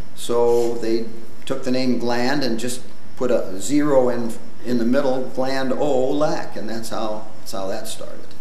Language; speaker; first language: English; native; English